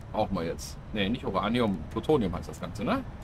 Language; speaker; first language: German; native; German